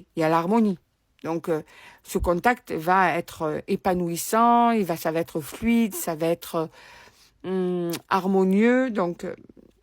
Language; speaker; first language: French; native; French